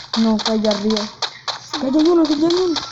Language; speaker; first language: Spanish; native; Spanish